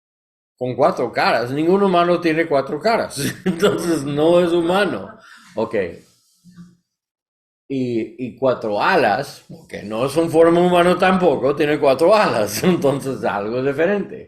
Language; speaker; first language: Spanish; non-native, learner; English